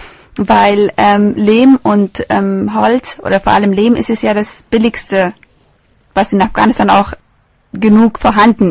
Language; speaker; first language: German; native; German